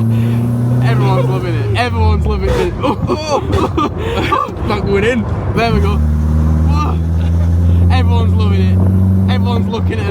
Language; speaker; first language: English; native; English